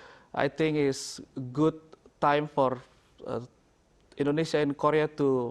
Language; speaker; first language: English; non-native, learner; Indonesian